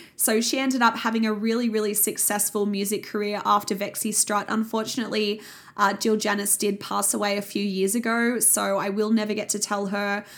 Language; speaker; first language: English; native; English